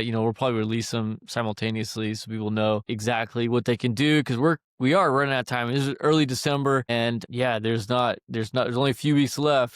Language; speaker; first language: English; native; English